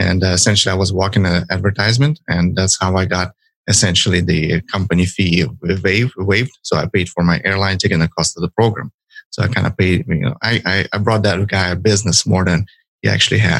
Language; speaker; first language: English; non-native, fluent; Ukrainian